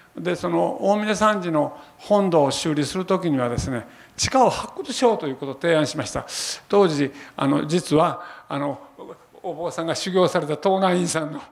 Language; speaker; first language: Japanese; native; Japanese